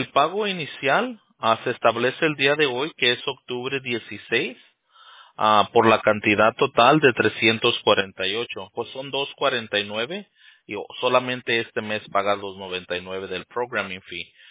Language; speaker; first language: Spanish; early bilingual, heritage; Spanish